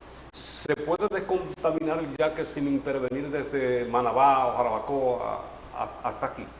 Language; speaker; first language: Spanish; native; Spanish